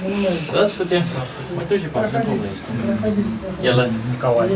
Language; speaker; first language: Russian; non-native, learner; Dutch